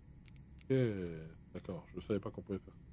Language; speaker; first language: French; native; French